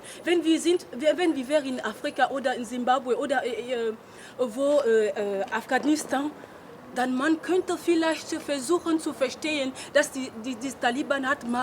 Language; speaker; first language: German; non-native, learner; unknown